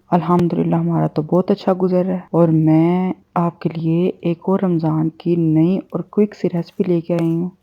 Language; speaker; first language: Urdu; non-native, local second language; Punjabi